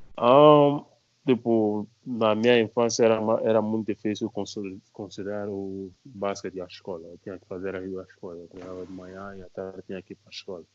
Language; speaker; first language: Portuguese; native; Portuguese